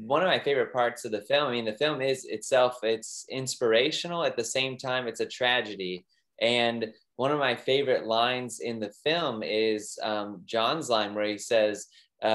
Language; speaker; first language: English; native; English